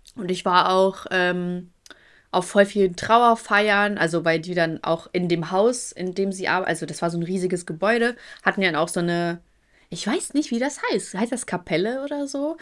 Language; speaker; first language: German; early bilingual, other home language; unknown